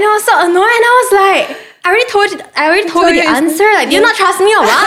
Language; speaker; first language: English; non-native, local second language; Chinese